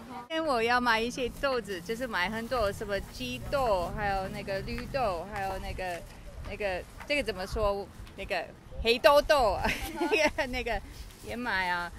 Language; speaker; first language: Chinese; non-native, fluent; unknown